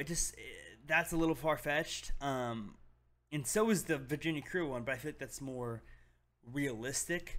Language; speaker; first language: English; native; English